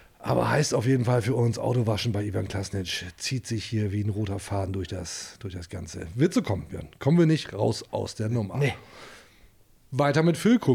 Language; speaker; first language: German; native; German